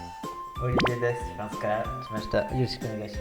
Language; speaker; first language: Japanese; non-native, learner; French